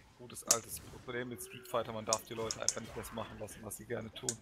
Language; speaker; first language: German; native; German